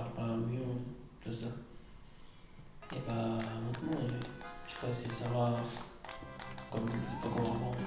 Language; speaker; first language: French; non-native, learner; Arabic